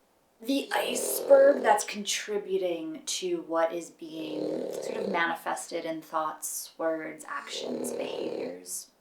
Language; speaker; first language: English; native; English